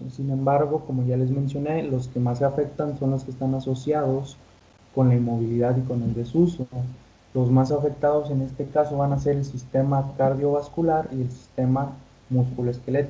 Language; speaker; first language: Spanish; native; Spanish